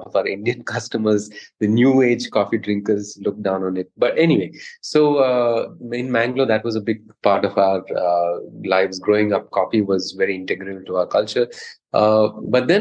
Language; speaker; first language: English; non-native, local second language; Konkani